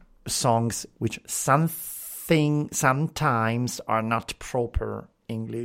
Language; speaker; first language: English; non-native, fluent; Italian